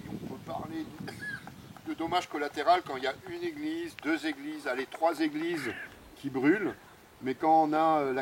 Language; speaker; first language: French; native; French